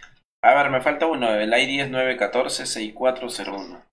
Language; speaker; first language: Spanish; native; Spanish